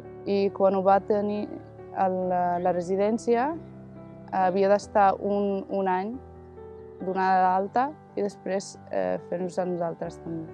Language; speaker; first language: Catalan; early bilingual, other home language; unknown